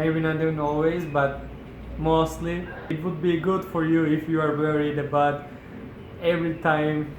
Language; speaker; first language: English; non-native, fluent; Turkish